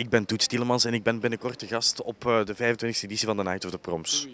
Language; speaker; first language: Dutch; native; Dutch